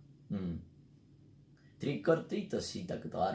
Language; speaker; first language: Japanese; non-native, learner; Spanish